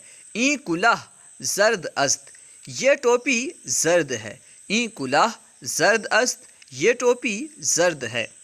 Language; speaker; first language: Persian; non-native, fluent; Urdu